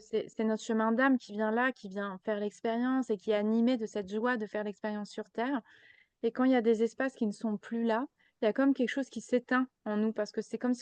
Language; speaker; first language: French; native; French